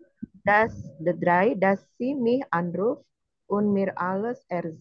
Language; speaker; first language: German; non-native, learner; Indonesian